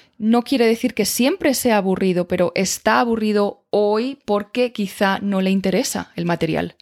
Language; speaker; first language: Spanish; native; Spanish